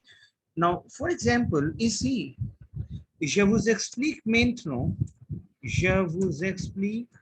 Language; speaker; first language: French; non-native, learner; Hindi